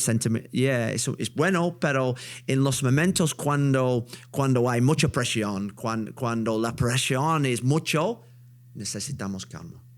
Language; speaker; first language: Spanish; non-native, learner; English